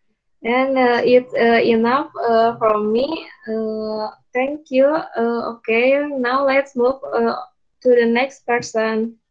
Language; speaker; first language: English; non-native, learner; Indonesian